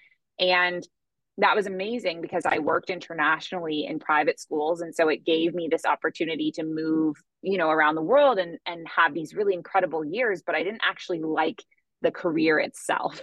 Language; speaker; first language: English; native; English